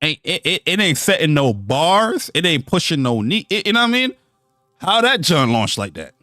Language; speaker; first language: English; native; English